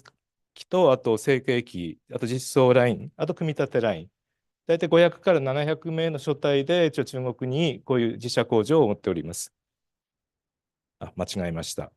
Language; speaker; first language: Japanese; native; Japanese